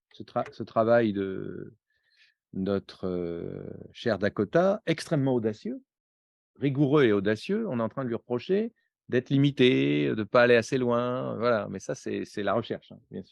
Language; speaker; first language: French; native; French